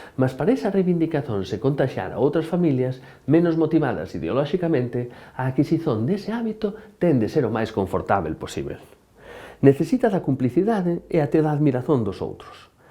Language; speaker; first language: Galician; native; Galician